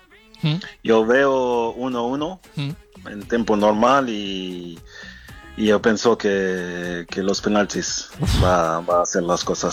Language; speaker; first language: Spanish; non-native, fluent; French